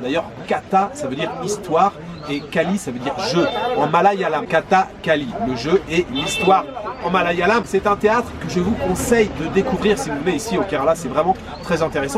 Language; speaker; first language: French; native; French